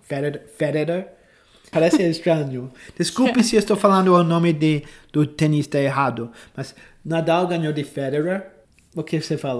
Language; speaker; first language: Portuguese; non-native, fluent; English